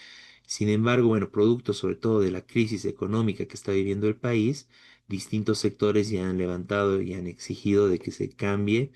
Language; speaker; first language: Spanish; native; Spanish